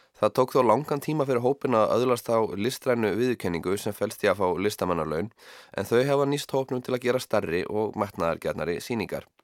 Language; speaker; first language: Icelandic; native; Icelandic